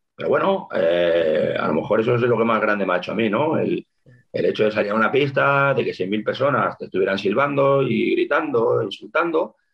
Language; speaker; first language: Spanish; native; Spanish